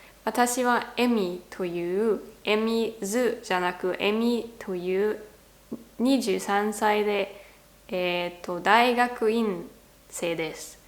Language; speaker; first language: Japanese; non-native, learner; German